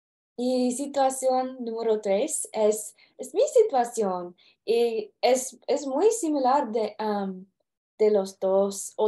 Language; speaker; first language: Spanish; non-native, learner; English